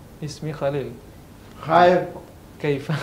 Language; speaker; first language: Arabic; non-native, fluent; Indonesian